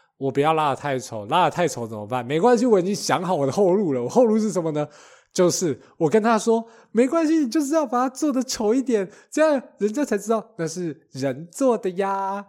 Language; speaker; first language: Chinese; native; Chinese